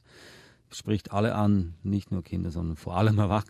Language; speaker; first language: German; native; German